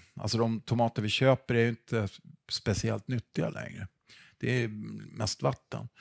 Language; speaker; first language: Swedish; native; Swedish